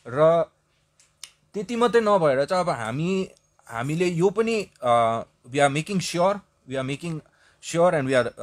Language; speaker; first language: Nepali; native; Nepali